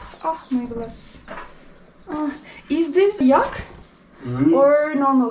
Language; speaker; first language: English; non-native, learner; Turkish